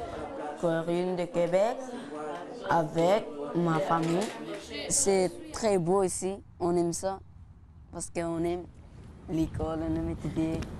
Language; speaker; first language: French; non-native, learner; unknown